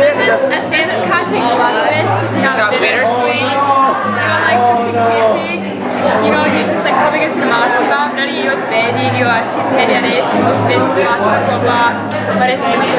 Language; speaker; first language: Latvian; early bilingual, heritage; English